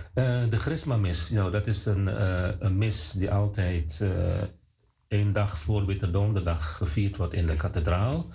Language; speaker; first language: Dutch; non-native, fluent; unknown